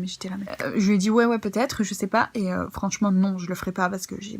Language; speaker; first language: French; native; French